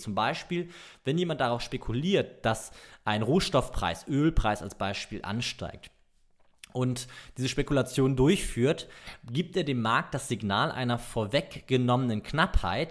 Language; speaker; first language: German; native; German